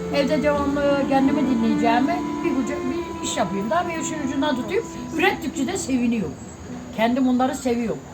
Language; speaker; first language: Turkish; native; Turkish